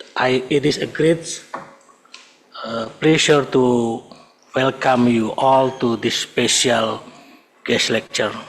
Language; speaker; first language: English; non-native, fluent; Indonesian